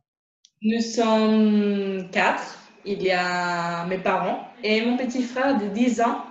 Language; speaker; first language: French; non-native, fluent; Spanish